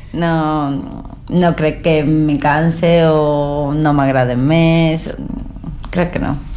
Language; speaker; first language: Catalan; non-native, learner; Spanish